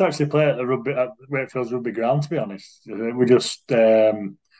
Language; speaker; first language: English; native; English